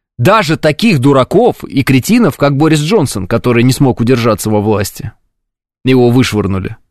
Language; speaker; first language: Russian; native; Russian